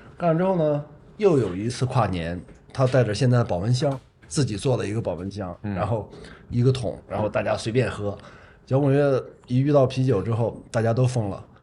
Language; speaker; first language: Chinese; native; Chinese